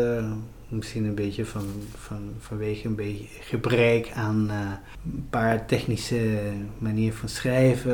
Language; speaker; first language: Dutch; non-native, fluent; Spanish